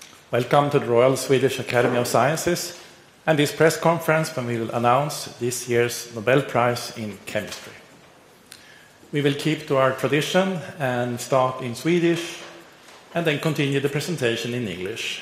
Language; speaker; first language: English; non-native, fluent; Swedish